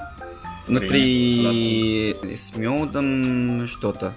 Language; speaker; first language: Russian; non-native, fluent; Korean